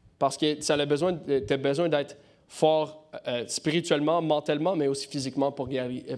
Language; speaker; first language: French; non-native, local second language; English